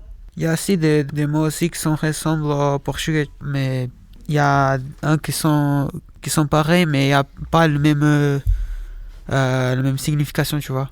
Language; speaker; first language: French; non-native, learner; Portuguese